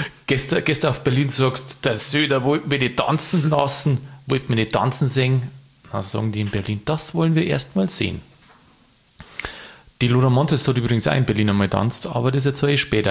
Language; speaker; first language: German; native; German